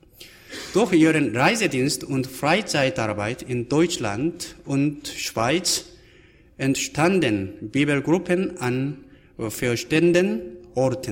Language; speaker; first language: German; non-native, fluent; Korean